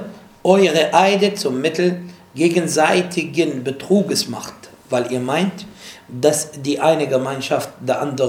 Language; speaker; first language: German; non-native, fluent; Arabic